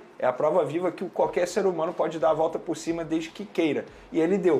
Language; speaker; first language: Portuguese; native; Portuguese